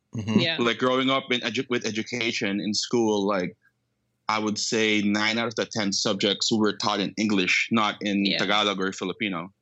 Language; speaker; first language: English; non-native, local second language; Filipino